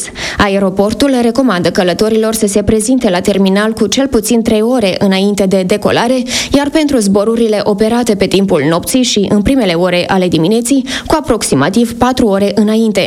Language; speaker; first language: Romanian; native; Romanian